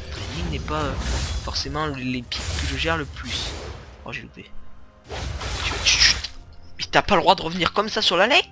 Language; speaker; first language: French; native; French